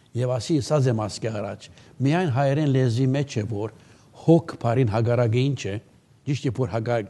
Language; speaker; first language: Armenian; early bilingual, heritage; Armenian